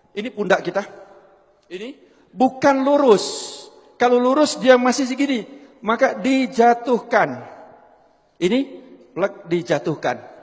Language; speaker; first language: Indonesian; non-native, local second language; Javanese